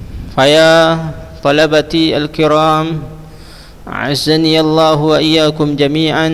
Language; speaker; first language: Arabic; non-native, fluent; Indonesian